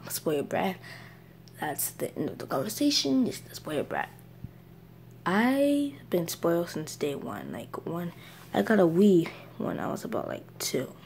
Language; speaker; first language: English; native; English